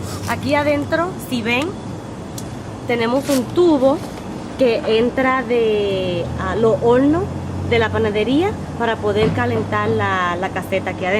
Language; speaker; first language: Spanish; early bilingual, heritage; Spanish